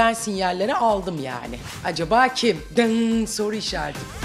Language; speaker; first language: Turkish; native; Turkish